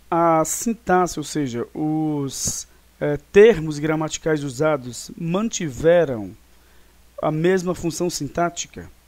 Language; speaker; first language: Portuguese; native; Portuguese